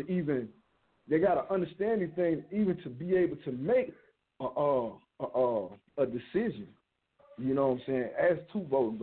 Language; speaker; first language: English; native; English